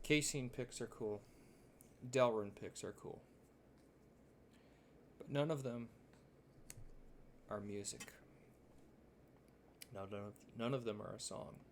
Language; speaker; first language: English; native; English